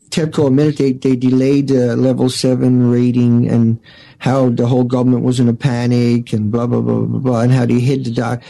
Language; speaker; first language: English; native; English